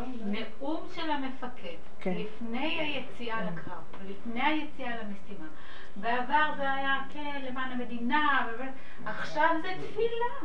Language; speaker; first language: Hebrew; non-native, fluent; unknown